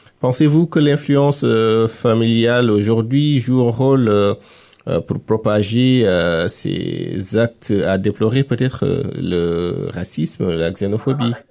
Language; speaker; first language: French; non-native, local second language; Wolof